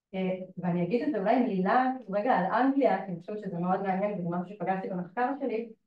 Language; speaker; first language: Hebrew; native; Hebrew